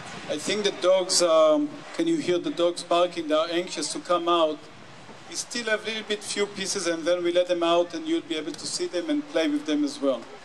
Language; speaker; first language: English; non-native, fluent; Hebrew